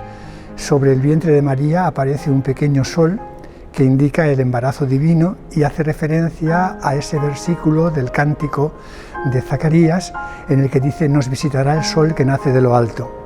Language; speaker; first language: Spanish; native; Spanish